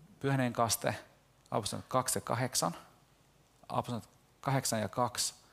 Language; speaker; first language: Finnish; early bilingual, heritage; Finnish